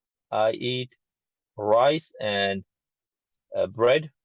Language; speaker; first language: English; non-native, learner; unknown